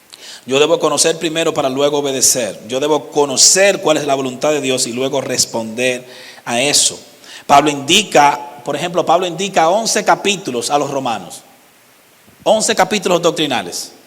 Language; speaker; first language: Spanish; native; Spanish